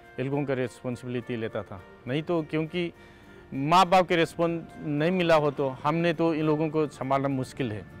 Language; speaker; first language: Hindi; non-native, local second language; Manipuri